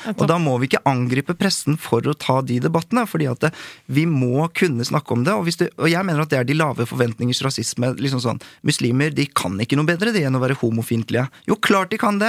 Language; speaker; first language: Norwegian; early bilingual, other home language; Korean